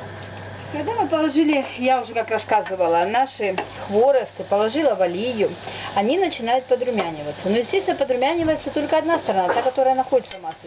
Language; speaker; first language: Russian; native; Russian